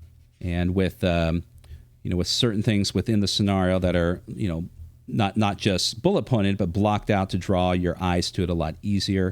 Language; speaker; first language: English; native; English